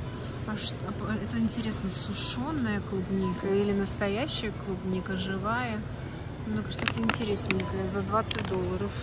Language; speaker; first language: Russian; native; Russian